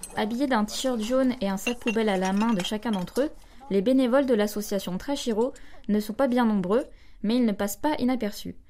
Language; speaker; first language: French; native; French